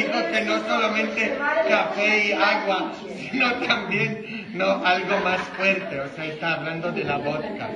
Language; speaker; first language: Spanish; non-native, fluent; Polish